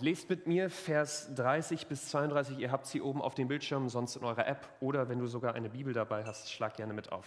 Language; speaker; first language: German; native; German